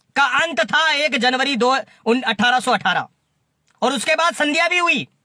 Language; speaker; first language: Hindi; native; Hindi